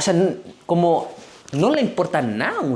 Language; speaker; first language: Spanish; non-native, learner; Indonesian